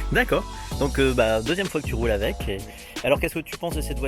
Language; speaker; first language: French; native; French